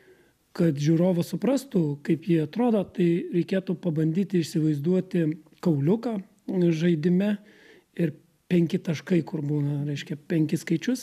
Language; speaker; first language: Lithuanian; native; Lithuanian